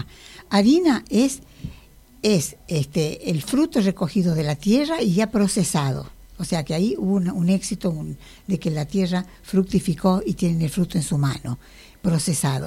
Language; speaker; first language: Spanish; native; Spanish